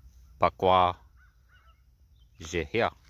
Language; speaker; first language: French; non-native, learner; English